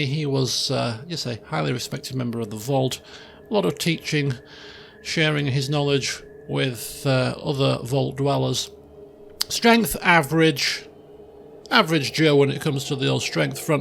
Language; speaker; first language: English; native; English